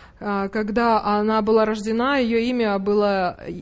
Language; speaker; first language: Russian; native; Russian